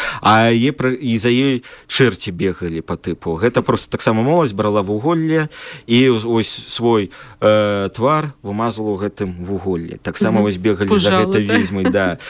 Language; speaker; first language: Belarusian; native; Belarusian